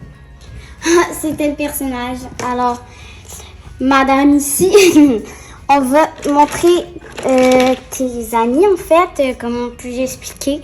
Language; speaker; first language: French; native; French